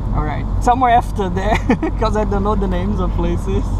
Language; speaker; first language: English; non-native, fluent; Portuguese